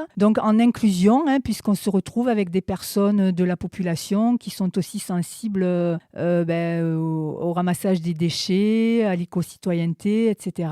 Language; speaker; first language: French; native; French